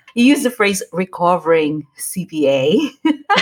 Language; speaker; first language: English; native; English